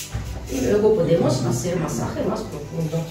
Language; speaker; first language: Spanish; non-native, fluent; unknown